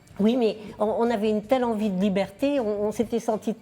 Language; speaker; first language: French; native; French